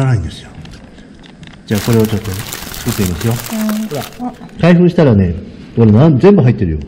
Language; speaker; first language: Japanese; native; Japanese